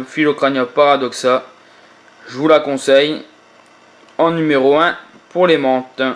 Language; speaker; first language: French; native; French